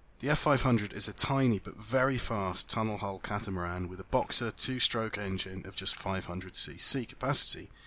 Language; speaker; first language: English; native; English